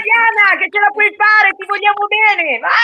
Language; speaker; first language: Italian; native; Italian